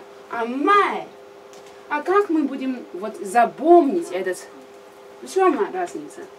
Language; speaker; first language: Russian; non-native, learner; Chinese